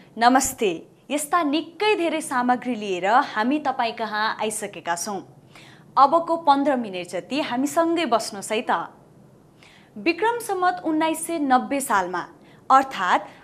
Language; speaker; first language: Nepali; native; Nepali